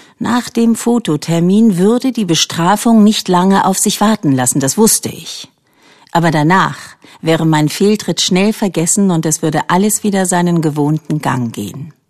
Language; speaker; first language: German; native; German